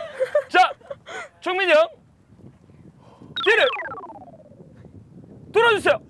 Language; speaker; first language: Korean; native; Korean